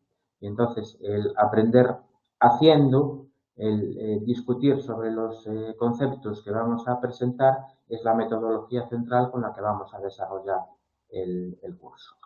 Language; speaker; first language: Spanish; native; Spanish